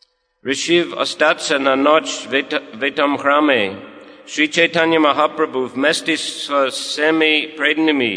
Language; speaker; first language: Russian; non-native, learner; English